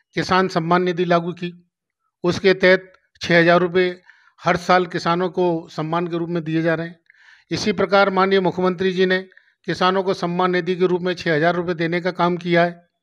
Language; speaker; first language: Hindi; native; Hindi